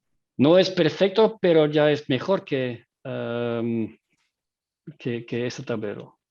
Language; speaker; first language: Spanish; non-native, fluent; Dutch